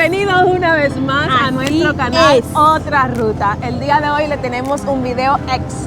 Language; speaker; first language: Spanish; native; Spanish